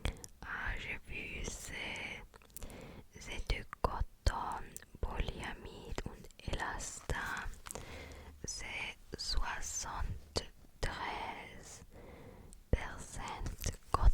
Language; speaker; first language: French; non-native, learner; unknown